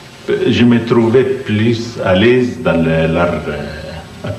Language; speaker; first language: French; non-native, fluent; Arabic